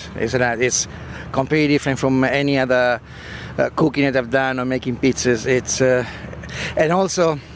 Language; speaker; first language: English; non-native, fluent; Italian